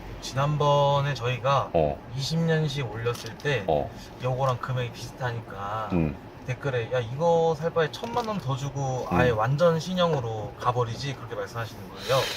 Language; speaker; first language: Korean; native; Korean